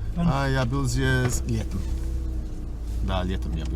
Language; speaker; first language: Russian; non-native, learner; English